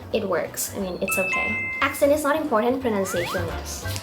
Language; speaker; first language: English; early bilingual, other home language; Thai